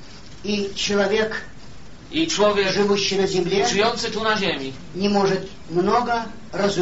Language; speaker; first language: Polish; non-native, learner; Russian